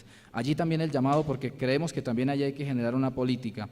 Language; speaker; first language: Spanish; native; Spanish